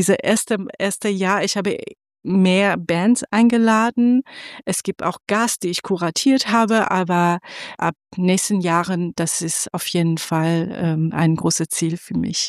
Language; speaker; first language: German; non-native, fluent; Persian